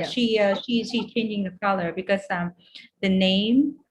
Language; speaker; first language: English; non-native, fluent; Vietnamese